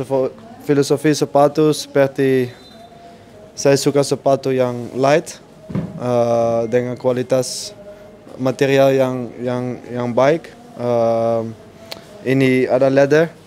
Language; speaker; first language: Indonesian; non-native, learner; Dutch